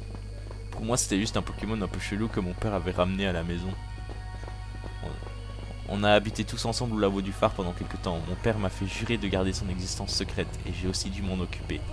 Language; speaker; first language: French; native; French